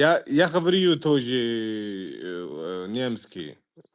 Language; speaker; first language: Russian; non-native, learner; Igbo